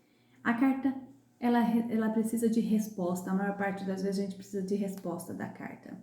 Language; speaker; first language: Portuguese; native; Portuguese